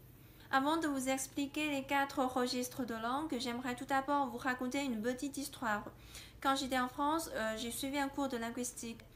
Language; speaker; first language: French; non-native, fluent; Chinese